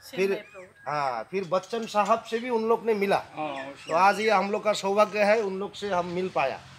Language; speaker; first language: Hindi; non-native, local second language; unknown